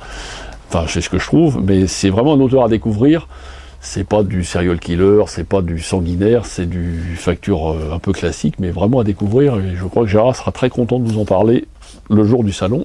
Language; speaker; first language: French; native; French